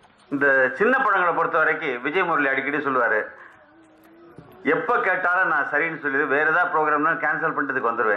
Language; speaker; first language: Tamil; native; Tamil